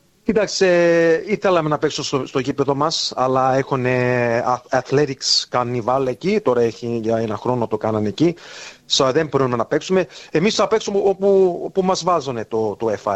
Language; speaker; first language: Greek; early bilingual, heritage; English